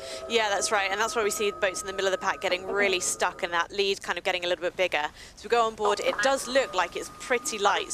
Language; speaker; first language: English; native; English